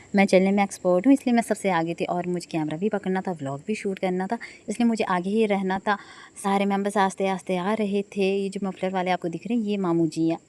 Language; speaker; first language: Hindi; non-native, local second language; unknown